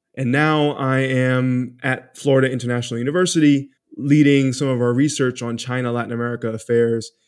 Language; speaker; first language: English; early bilingual, other home language; Spanish